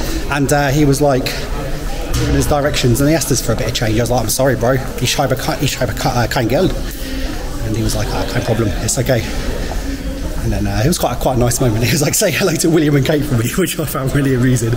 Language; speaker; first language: English; native; English